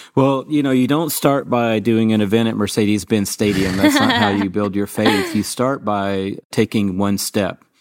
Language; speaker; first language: English; native; English